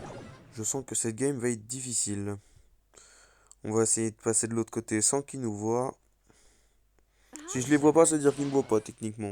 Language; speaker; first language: French; native; French